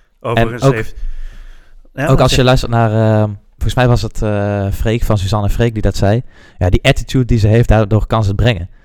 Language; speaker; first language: Dutch; native; Dutch